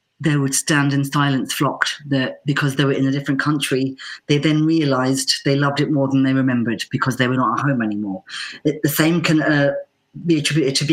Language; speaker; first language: English; native; English